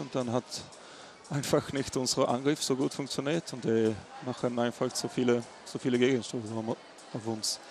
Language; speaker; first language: German; non-native, fluent; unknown